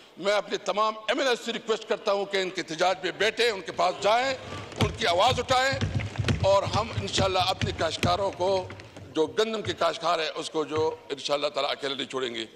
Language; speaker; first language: Urdu; non-native, local second language; Pashto